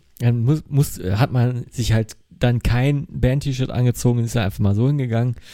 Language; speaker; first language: German; native; German